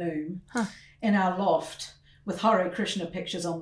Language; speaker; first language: English; native; English